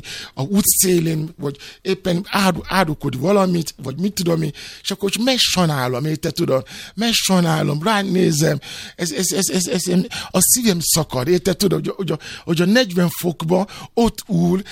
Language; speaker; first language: Hungarian; non-native, fluent; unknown